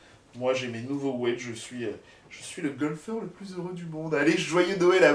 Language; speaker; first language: French; native; French